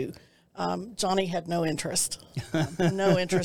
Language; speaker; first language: English; native; English